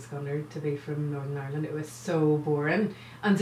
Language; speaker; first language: English; native; English